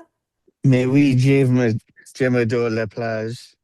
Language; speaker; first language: French; non-native, learner; English